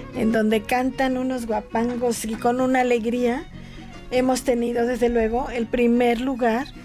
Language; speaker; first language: Spanish; native; Spanish